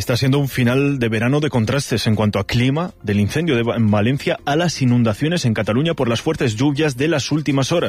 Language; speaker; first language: Spanish; native; Spanish